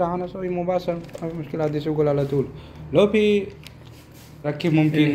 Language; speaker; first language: Arabic; non-native, learner; Hindi